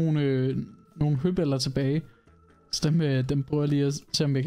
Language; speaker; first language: Danish; native; Danish